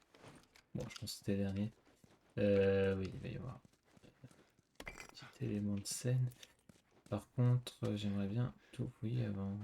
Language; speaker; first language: French; native; French